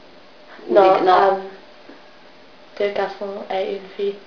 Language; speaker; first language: French; non-native, learner; English